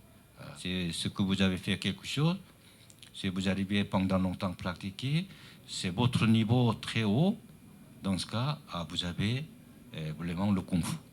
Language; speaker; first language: French; non-native, learner; Chinese